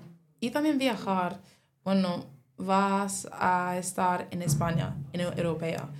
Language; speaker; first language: Spanish; non-native, learner; English